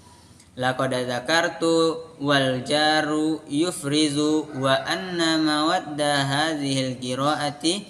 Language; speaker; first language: Arabic; non-native, learner; Indonesian